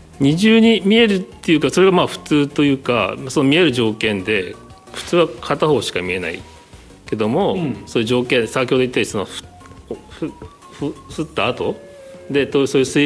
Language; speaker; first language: Japanese; native; Japanese